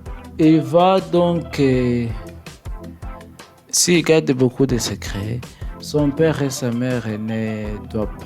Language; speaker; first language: French; non-native, learner; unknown